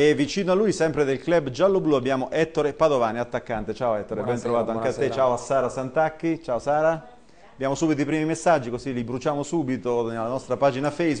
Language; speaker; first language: Italian; native; Italian